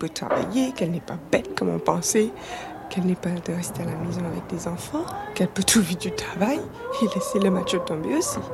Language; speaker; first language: French; non-native, fluent; English